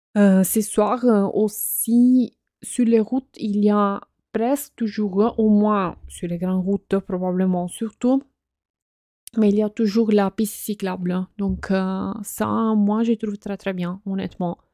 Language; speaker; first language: French; non-native, fluent; Italian